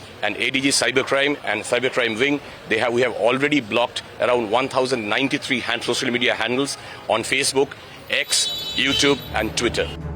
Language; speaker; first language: English; non-native, local second language; Bangla